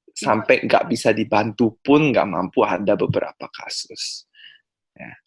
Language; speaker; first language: Indonesian; non-native, fluent; Korean